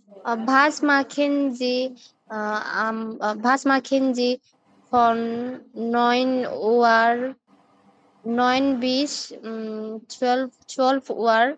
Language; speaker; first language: German; non-native, learner; Bangla